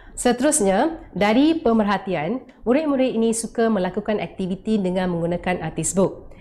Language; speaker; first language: Malay; non-native, local second language; Tamil